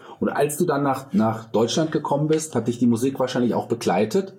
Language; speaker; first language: German; native; German